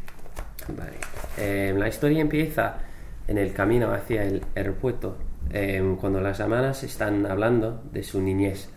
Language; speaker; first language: Spanish; non-native, fluent; English